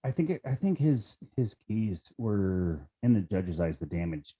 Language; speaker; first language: English; native; English